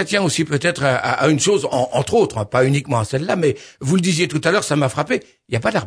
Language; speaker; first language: French; native; French